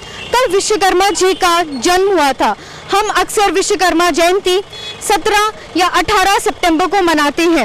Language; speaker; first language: Hindi; native; Hindi